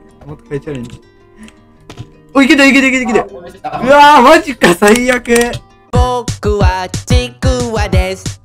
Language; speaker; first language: Japanese; native; Japanese